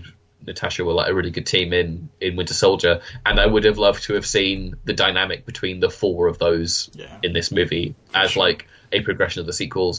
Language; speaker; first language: English; native; English